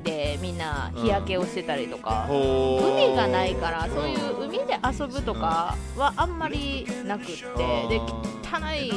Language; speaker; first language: Japanese; native; Japanese